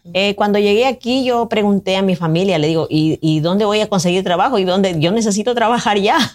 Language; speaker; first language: Spanish; native; Spanish